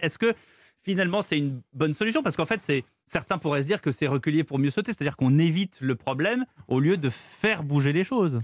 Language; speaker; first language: French; native; French